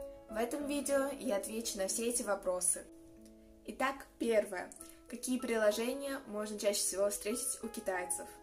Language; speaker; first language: Russian; native; Russian